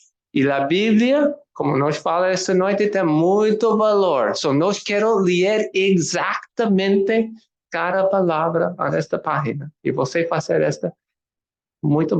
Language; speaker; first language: Portuguese; non-native, learner; English